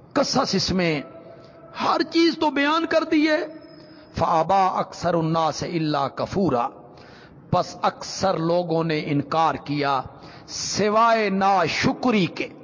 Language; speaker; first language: Urdu; non-native, local second language; Punjabi